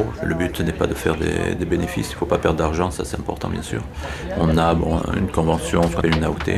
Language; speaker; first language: French; native; French